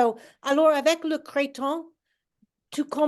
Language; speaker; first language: French; non-native, fluent; English